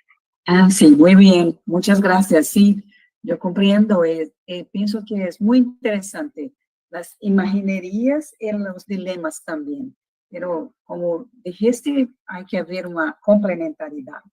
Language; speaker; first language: Spanish; non-native, fluent; Portuguese